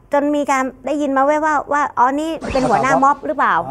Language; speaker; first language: Thai; native; Thai